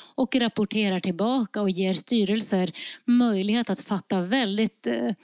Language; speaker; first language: Swedish; early bilingual, other home language; Norwegian